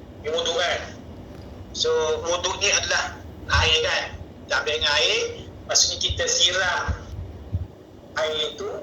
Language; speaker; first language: Malay; native; Malay